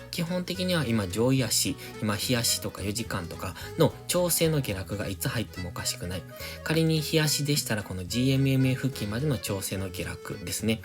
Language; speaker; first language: Japanese; native; Japanese